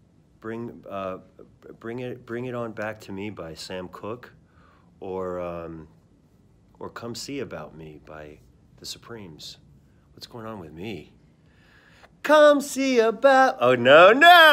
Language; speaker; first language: English; early bilingual, other home language; Spanish